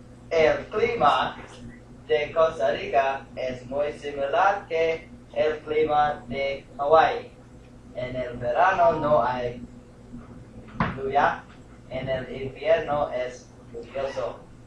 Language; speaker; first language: Spanish; non-native, learner; English